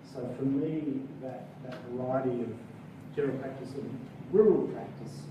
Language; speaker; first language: English; native; English